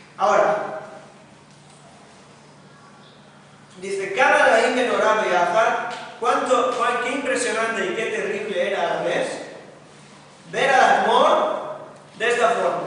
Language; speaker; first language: Spanish; non-native, fluent; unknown